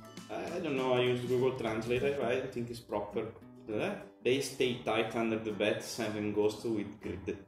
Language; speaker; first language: English; non-native, fluent; Italian